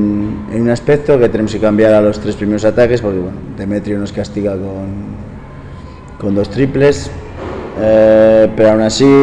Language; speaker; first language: Spanish; native; Spanish